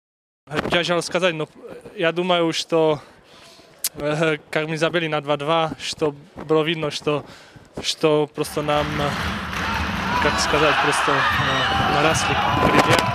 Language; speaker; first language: Russian; non-native, local second language; Latvian